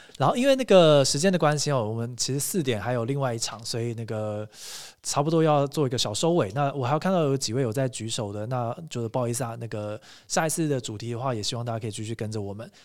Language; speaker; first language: Chinese; native; Chinese